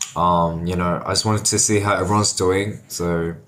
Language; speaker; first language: English; native; English